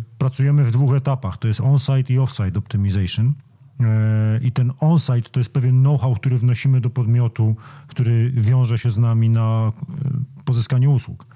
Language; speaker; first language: Polish; native; Polish